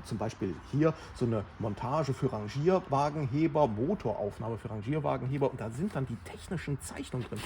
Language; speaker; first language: German; native; German